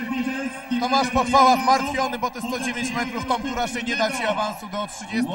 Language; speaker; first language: Polish; native; Polish